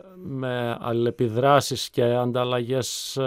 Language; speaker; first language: Greek; early bilingual, other home language; Czech